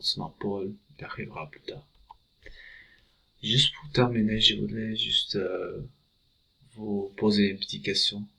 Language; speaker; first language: French; non-native, fluent; English